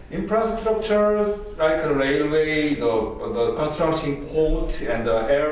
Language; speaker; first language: English; non-native, learner; Korean